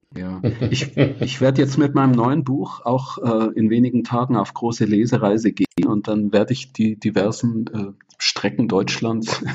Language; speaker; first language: German; native; German